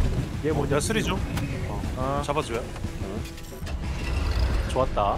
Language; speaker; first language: Korean; native; Korean